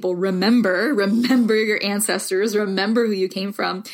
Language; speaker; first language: English; early bilingual, other home language; Spanish